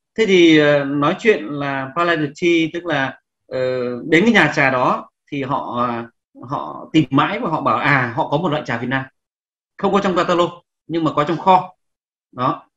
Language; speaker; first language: Vietnamese; native; Vietnamese